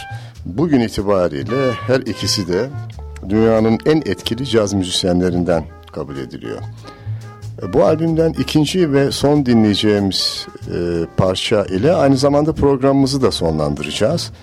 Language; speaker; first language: Turkish; native; Turkish